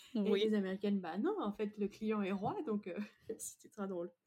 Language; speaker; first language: French; native; French